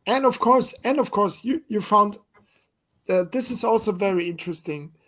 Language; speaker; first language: English; non-native, fluent; German